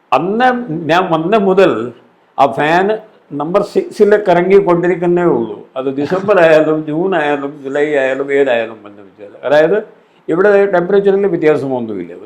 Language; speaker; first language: Malayalam; non-native, fluent; Hindi